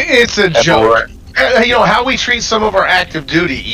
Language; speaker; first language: English; native; English